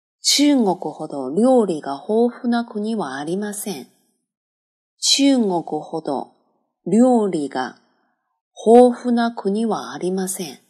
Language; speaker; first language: Japanese; non-native, fluent; Chinese